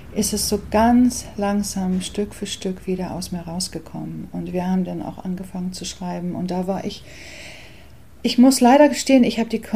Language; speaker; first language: German; early bilingual, other home language; English